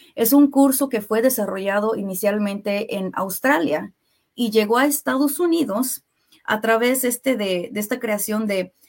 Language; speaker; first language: Spanish; early bilingual, heritage; Spanish